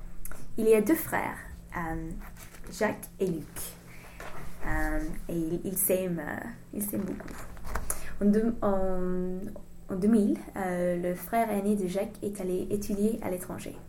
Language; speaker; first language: French; non-native, learner; English